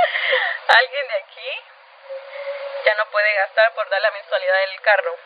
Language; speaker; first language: Spanish; native; Spanish